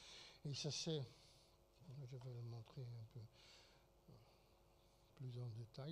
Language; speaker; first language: French; non-native, fluent; Dutch